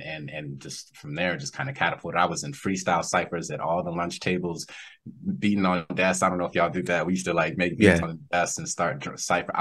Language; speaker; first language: English; native; English